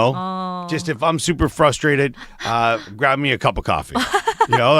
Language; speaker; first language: English; native; English